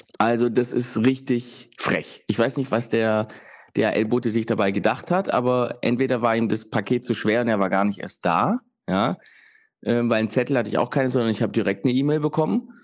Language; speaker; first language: German; early bilingual, other home language; Italian